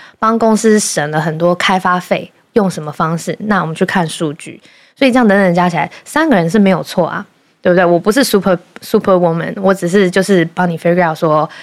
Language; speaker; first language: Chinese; early bilingual, heritage; Chinese